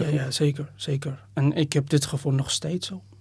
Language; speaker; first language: Dutch; non-native, fluent; Persian